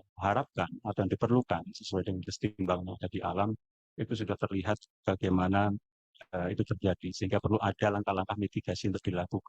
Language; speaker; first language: Indonesian; native; Indonesian